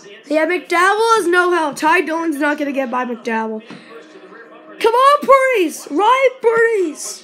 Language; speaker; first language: English; native; English